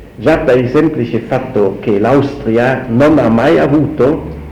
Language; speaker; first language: Italian; non-native, fluent; German